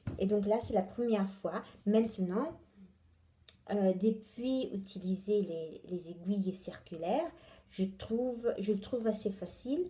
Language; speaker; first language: French; non-native, fluent; Italian